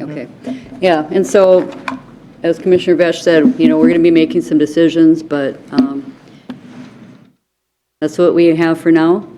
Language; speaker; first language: English; native; English